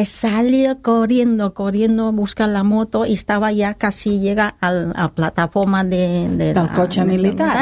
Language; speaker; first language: Spanish; non-native, learner; Khmer